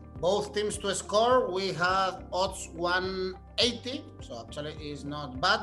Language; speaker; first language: English; non-native, fluent; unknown